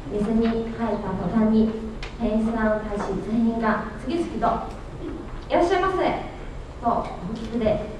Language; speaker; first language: Japanese; non-native, fluent; Chinese